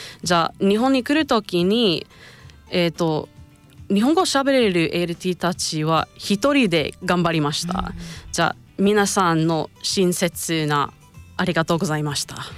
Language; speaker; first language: Japanese; non-native, learner; English